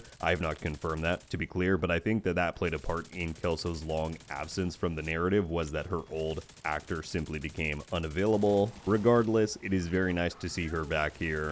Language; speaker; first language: English; native; English